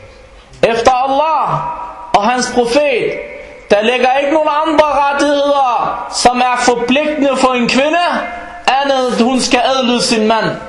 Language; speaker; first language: Danish; non-native, fluent; Arabic